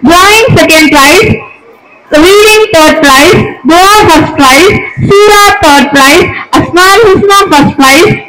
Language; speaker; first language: English; non-native, local second language; Tamil